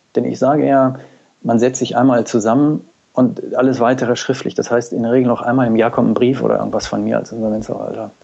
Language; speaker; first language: German; native; German